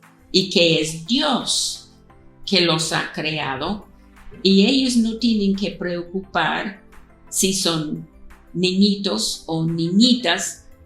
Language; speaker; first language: Spanish; non-native, fluent; English